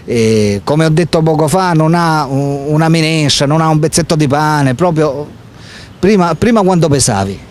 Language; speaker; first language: Italian; native; Italian